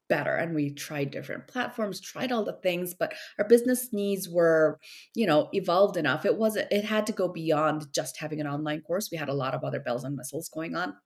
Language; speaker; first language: English; early bilingual, other home language; Korean